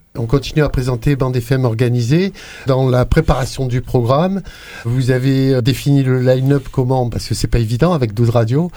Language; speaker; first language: French; native; French